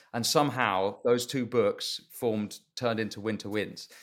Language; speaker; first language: English; native; English